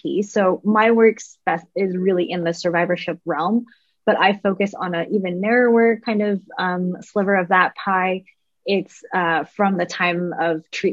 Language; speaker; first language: English; native; English